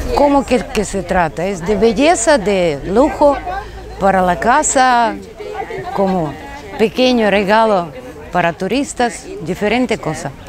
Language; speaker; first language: Spanish; non-native, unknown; Russian